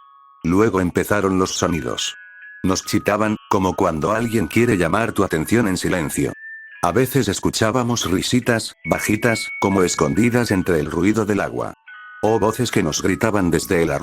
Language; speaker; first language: Spanish; native; Spanish